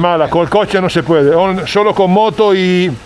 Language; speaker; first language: Spanish; non-native, learner; Italian